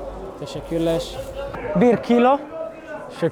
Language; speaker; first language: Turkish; non-native, learner; Italian